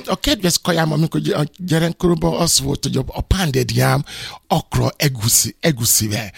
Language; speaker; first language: Hungarian; non-native, fluent; Yoruba